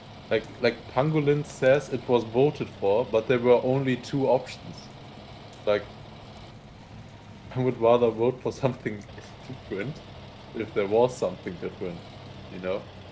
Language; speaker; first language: English; non-native, fluent; German